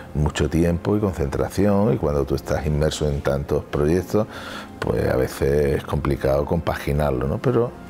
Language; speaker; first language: Spanish; native; Spanish